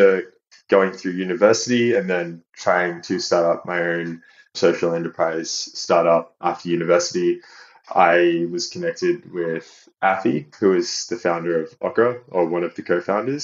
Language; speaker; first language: English; native; English